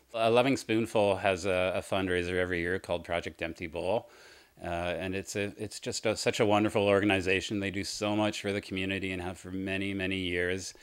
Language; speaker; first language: English; native; English